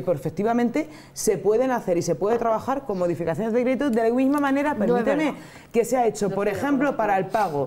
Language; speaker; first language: Spanish; native; Spanish